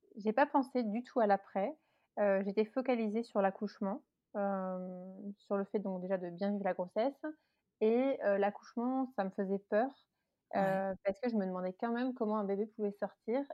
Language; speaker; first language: French; native; French